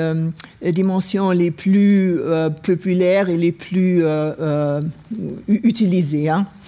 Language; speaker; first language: French; non-native, learner; German